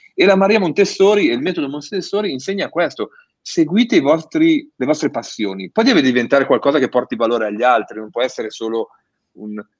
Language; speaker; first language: Italian; native; Italian